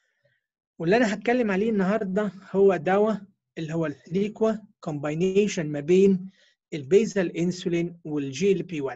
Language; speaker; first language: Arabic; native; Arabic